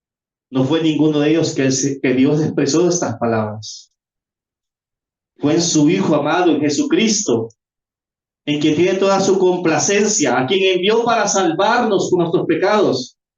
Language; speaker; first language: Spanish; native; Spanish